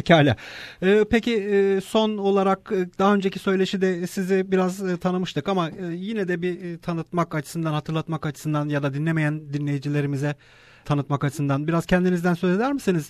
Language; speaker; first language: Turkish; native; Turkish